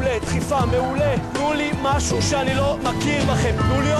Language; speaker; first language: Hebrew; native; Hebrew